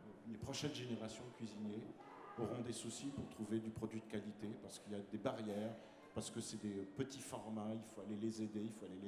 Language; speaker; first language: French; native; French